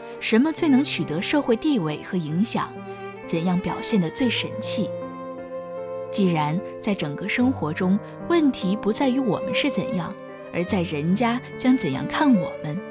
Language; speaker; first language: Chinese; native; Chinese